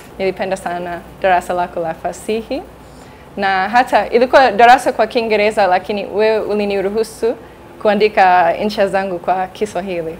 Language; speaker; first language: Swahili; non-native, fluent; English